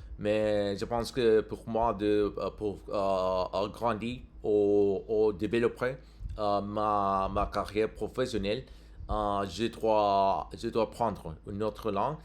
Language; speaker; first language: French; non-native, learner; English